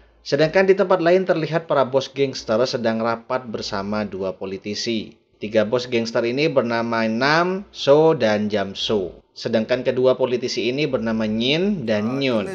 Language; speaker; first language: Indonesian; native; Indonesian